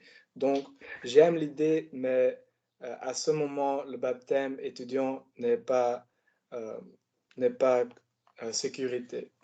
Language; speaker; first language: French; non-native, learner; Dutch